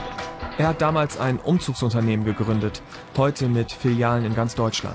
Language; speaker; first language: German; native; German